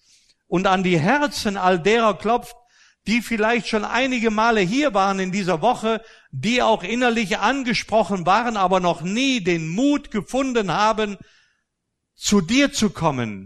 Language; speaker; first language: German; native; German